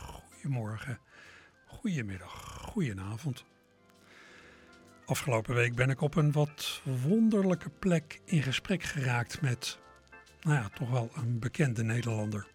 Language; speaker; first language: Dutch; native; Dutch